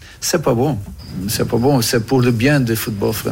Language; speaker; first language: French; non-native, learner; Portuguese